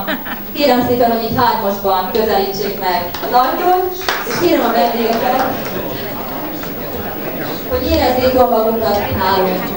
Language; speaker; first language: Hungarian; native; Hungarian